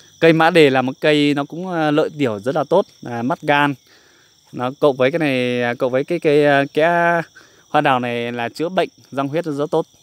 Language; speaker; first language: Vietnamese; non-native, local second language; Iu Mien